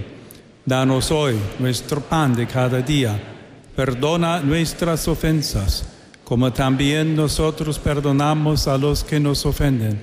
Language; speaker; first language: Spanish; non-native, fluent; English